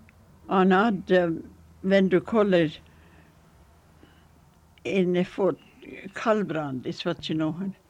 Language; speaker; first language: Swedish; early bilingual, heritage; Swedish